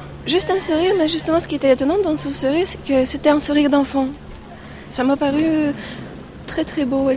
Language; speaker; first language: French; non-native, fluent; Russian